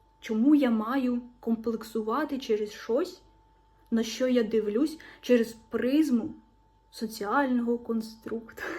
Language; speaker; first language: Ukrainian; non-native, local second language; Russian